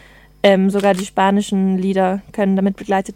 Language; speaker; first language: German; native; German